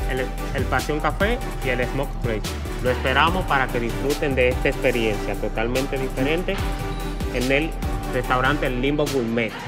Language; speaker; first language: Spanish; native; Spanish